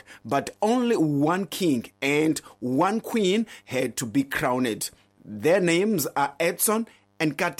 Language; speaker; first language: English; non-native, fluent; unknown